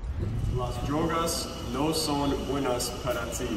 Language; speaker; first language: Spanish; non-native, learner; English